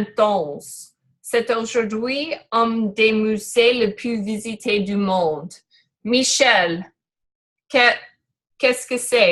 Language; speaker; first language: French; non-native, learner; English